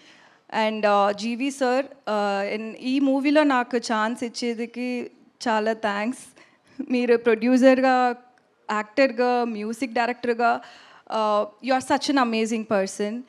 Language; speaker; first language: Telugu; non-native, learner; Tamil